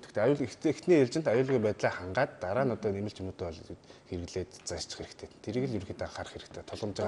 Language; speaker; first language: Mongolian; native; Mongolian